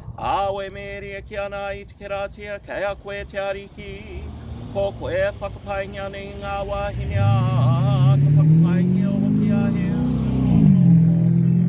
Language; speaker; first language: Māori; non-native, local second language; English